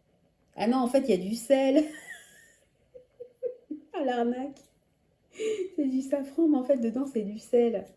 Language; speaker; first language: French; native; French